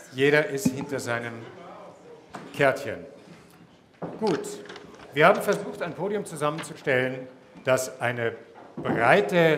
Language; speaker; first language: German; native; German